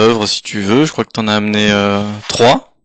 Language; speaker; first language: French; native; French